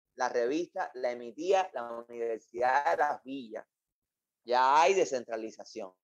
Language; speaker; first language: Spanish; native; Spanish